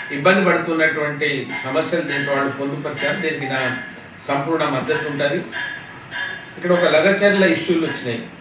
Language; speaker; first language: Telugu; non-native, local second language; Lambadi